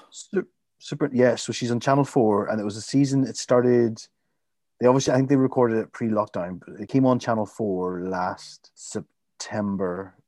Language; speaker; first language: English; native; English